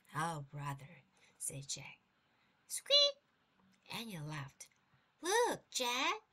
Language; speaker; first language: English; non-native, fluent; Korean